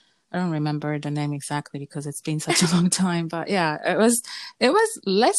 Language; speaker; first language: English; non-native, fluent; Japanese